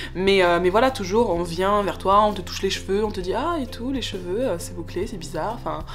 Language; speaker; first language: French; native; French